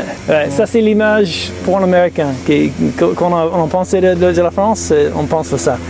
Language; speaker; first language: French; non-native, fluent; English